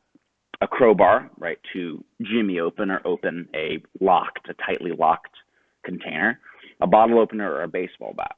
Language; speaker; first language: English; native; English